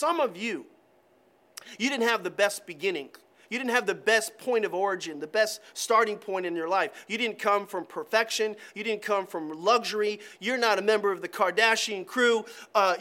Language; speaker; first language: English; native; English